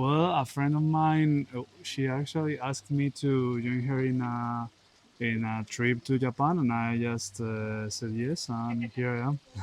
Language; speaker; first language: English; non-native, learner; Spanish